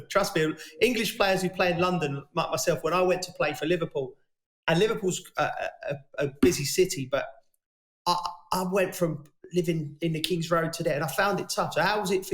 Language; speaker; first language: English; native; English